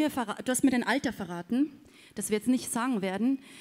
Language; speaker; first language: German; native; German